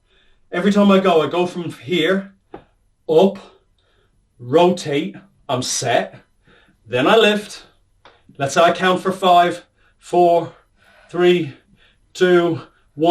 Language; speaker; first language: English; native; English